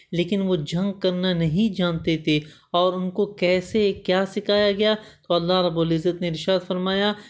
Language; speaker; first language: Urdu; native; Urdu